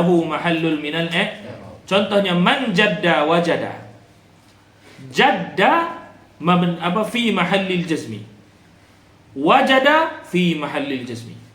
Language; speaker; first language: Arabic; non-native, fluent; Malay